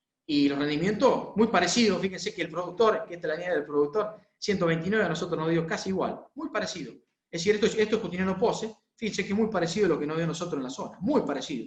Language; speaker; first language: Spanish; native; Spanish